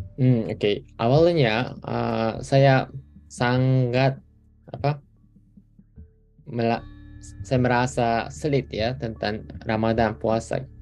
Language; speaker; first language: Indonesian; non-native, fluent; Japanese